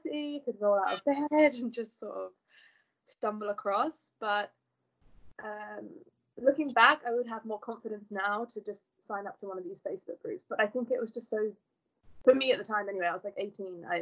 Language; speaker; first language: English; native; English